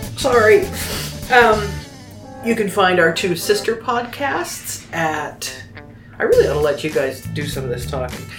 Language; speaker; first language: English; native; English